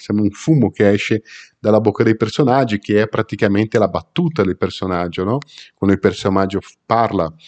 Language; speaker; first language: Italian; non-native, fluent; Portuguese